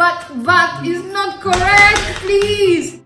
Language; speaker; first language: English; non-native, fluent; Italian